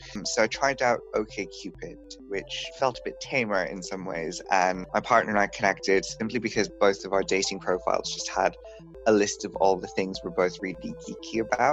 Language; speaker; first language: English; non-native, local second language; Bangla